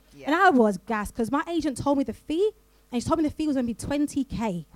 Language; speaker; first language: English; native; English